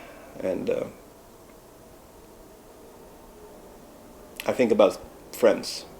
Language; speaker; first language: English; non-native, fluent; Swedish